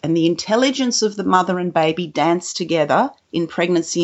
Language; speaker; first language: English; native; English